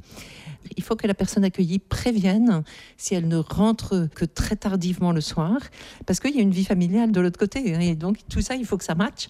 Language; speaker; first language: French; native; French